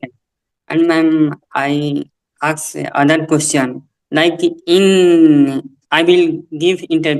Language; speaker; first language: English; non-native, learner; Hindi